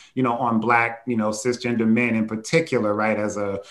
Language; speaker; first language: English; native; English